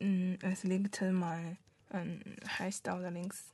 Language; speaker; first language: German; non-native, learner; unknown